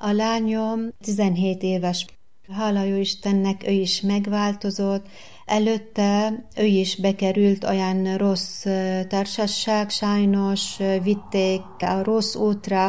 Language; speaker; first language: Hungarian; non-native, learner; Arabic